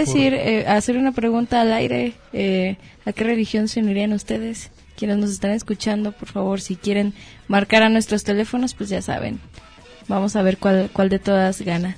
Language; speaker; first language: Spanish; native; Spanish